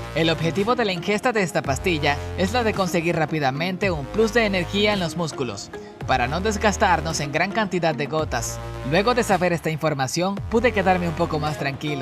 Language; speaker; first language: Spanish; native; Spanish